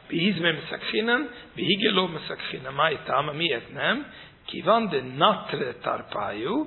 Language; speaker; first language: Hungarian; non-native, fluent; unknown